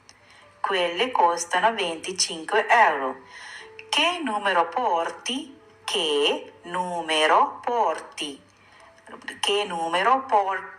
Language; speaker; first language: Italian; non-native, fluent; Sinhala